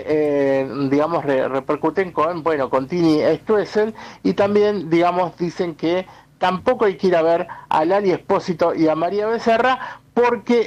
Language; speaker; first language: Spanish; native; Spanish